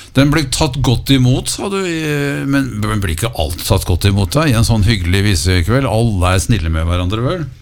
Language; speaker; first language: Norwegian; native; Norwegian